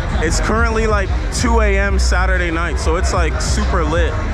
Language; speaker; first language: English; native; English